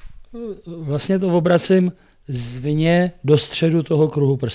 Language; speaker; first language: Czech; native; Czech